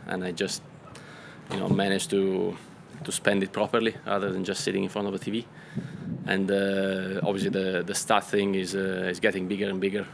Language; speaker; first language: English; non-native, fluent; Italian